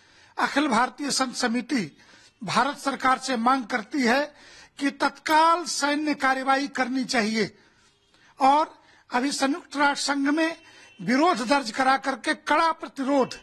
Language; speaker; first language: Hindi; native; Hindi